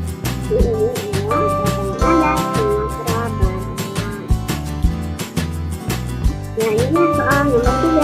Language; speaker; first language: Indonesian; native; Indonesian